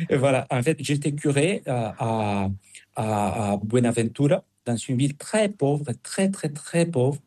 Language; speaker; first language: French; non-native, fluent; Spanish